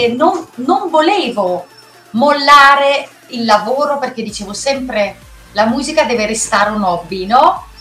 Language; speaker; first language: Italian; non-native, fluent; Dutch